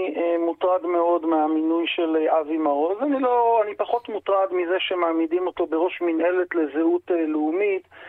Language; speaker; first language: Hebrew; native; Hebrew